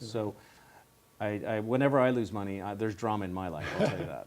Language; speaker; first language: English; native; English